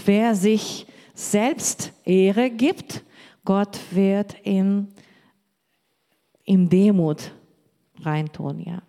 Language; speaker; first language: German; non-native, learner; Portuguese